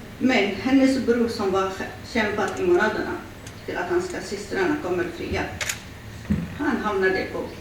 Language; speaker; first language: Swedish; early bilingual, other home language; Assyrian Neo-Aramaic